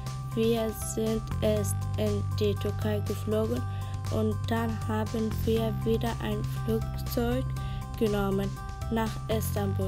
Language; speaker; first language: German; early bilingual, other home language; Arabic